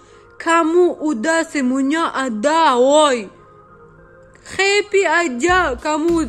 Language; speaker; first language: Indonesian; non-native, learner; Russian